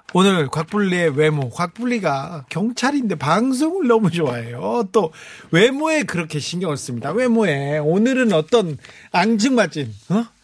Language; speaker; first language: Korean; native; Korean